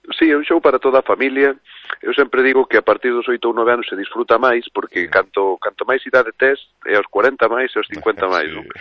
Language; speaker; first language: Galician; non-native, local second language; Spanish